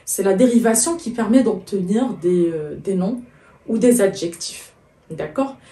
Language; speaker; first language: French; non-native, local second language; Arabic